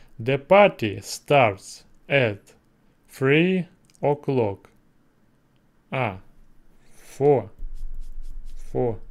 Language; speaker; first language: English; non-native, learner; Russian